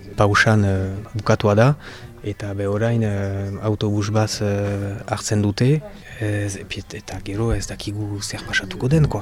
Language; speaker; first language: Basque; non-native, local second language; French